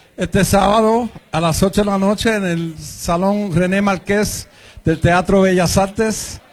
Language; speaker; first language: Spanish; early bilingual, heritage; Spanish